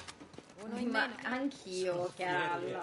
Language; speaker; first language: Italian; native; Italian